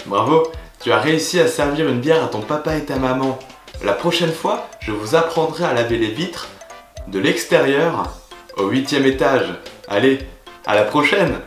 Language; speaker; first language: French; native; French